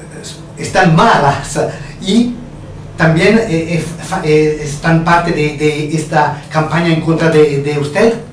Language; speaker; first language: Spanish; non-native, fluent; Italian